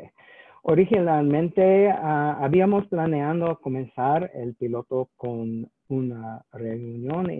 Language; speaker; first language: Spanish; non-native, learner; English